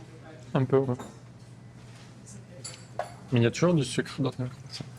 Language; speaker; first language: French; native; French